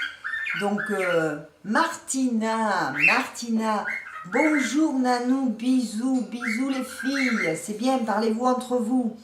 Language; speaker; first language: French; native; French